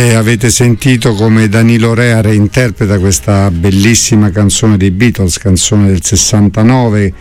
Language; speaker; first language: Italian; native; Italian